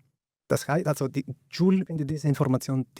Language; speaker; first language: German; non-native, fluent; Greek